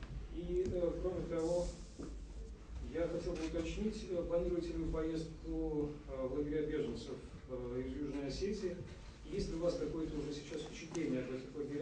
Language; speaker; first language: Russian; native; Russian